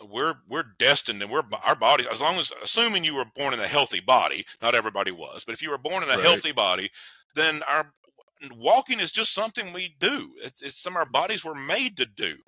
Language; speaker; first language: English; native; English